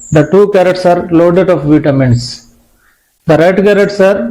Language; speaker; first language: English; non-native, local second language; Tamil